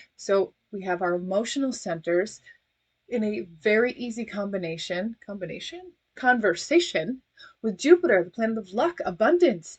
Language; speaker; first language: English; native; English